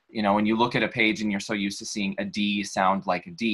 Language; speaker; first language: English; native; English